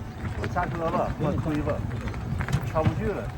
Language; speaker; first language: Chinese; native; Chinese